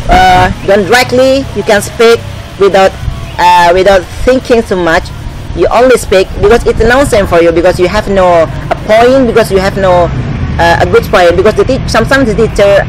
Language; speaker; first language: English; non-native, learner; Indonesian